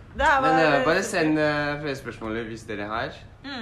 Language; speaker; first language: Norwegian; non-native, fluent; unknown